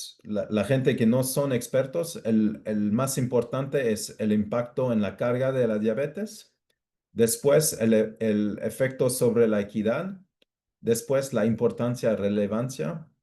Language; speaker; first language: Spanish; non-native, fluent; English